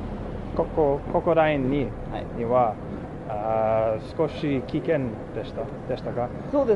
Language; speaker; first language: Japanese; non-native, learner; English